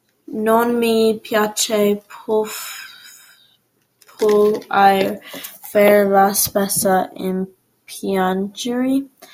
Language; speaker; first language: Italian; non-native, learner; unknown